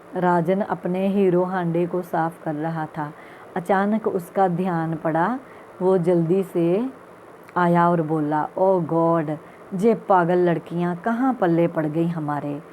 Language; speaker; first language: Hindi; non-native, local second language; Punjabi